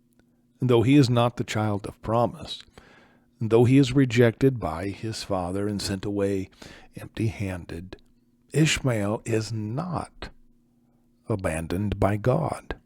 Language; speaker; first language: English; native; English